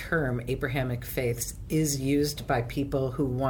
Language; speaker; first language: English; native; English